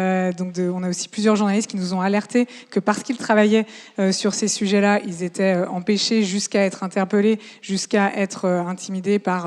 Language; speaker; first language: French; native; French